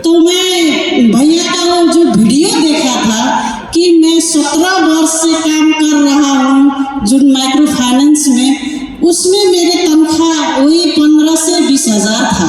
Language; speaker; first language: Hindi; non-native, learner; Nepali